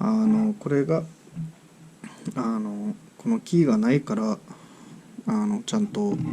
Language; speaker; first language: Japanese; early bilingual, heritage; English